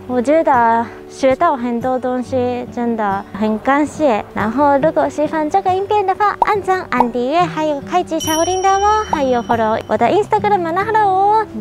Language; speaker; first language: Chinese; non-native, fluent; Japanese